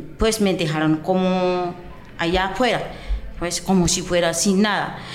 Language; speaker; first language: Spanish; non-native, local second language; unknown